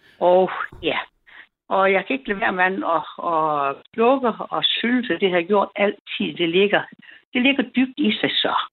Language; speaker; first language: Danish; native; Danish